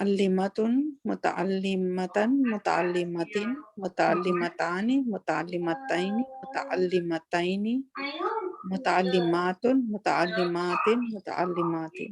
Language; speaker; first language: Arabic; non-native, learner; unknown